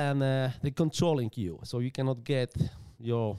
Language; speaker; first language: English; non-native, learner; Polish